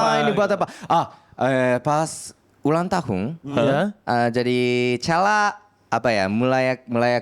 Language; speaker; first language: Indonesian; non-native, learner; Japanese